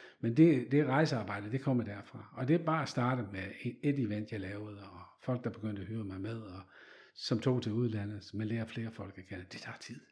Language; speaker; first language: Danish; non-native, fluent; Dutch